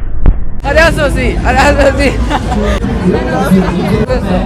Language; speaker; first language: Italian; non-native, learner; Punjabi